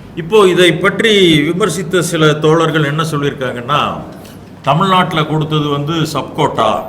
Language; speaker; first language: Tamil; native; Tamil